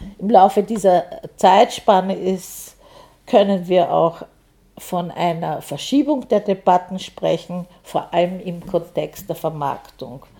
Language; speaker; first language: German; native; German